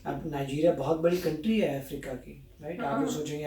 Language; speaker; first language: Hindi; native; Hindi